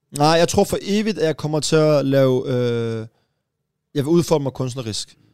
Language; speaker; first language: Danish; early bilingual, other home language; Persian